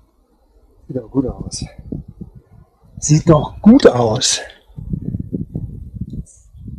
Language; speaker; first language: German; native; German